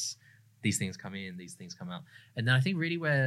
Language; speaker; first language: English; native; English